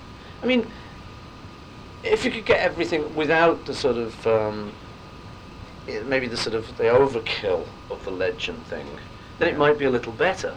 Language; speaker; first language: English; native; English